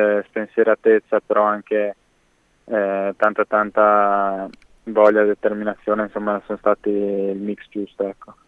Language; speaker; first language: Italian; native; Italian